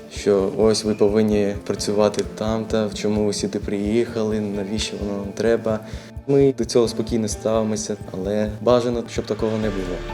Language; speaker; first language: Ukrainian; non-native, local second language; Azerbaijani